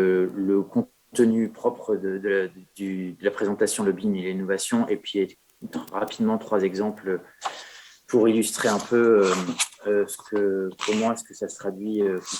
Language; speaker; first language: French; native; French